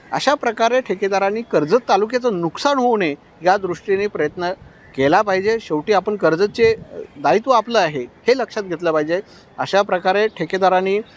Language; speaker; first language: Marathi; native; Marathi